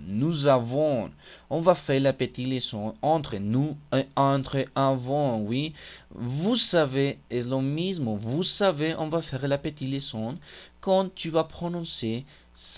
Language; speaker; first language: French; non-native, fluent; Spanish